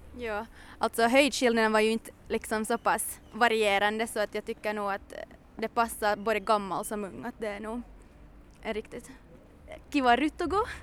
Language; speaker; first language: Swedish; native; Swedish